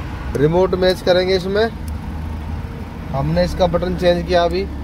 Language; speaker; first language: Hindi; non-native, local second language; Punjabi